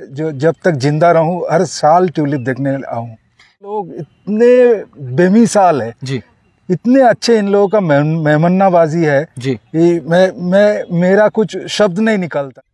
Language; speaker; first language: Hindi; non-native, local second language; Bangla